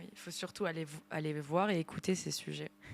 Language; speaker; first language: French; native; French